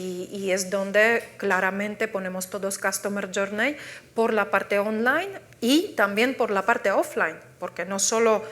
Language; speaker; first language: Spanish; non-native, fluent; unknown